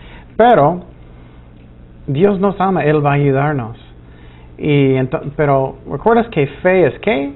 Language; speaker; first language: Spanish; non-native, fluent; English